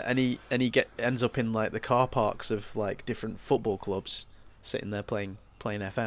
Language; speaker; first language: English; native; English